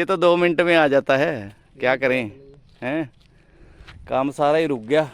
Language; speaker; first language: Hindi; non-native, local second language; Punjabi